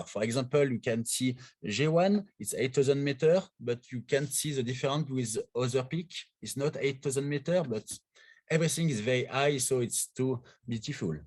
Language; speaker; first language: English; non-native, learner; French